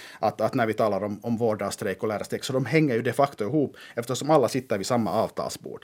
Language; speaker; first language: Swedish; native; Swedish